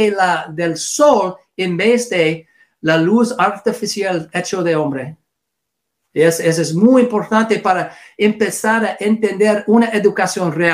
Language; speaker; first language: Spanish; non-native, learner; English